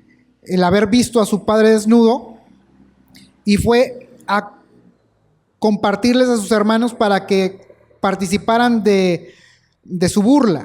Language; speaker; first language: Spanish; native; Spanish